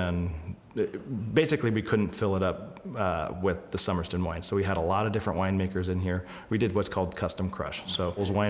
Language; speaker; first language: English; native; English